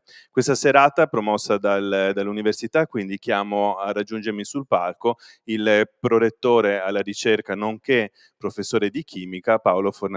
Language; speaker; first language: Italian; native; Italian